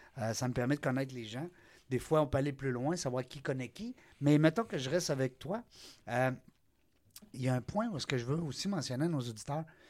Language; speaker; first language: French; native; French